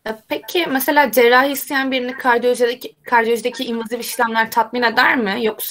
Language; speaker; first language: Turkish; native; Turkish